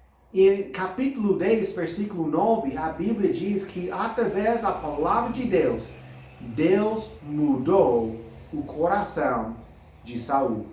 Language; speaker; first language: Portuguese; non-native, fluent; English